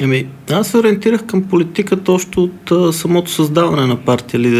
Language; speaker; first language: Bulgarian; native; Bulgarian